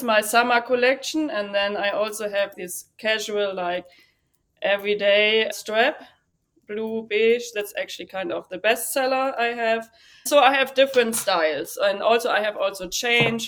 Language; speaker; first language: English; non-native, fluent; German